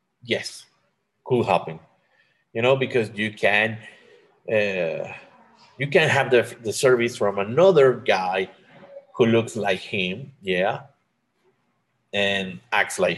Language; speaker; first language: English; non-native, learner; Spanish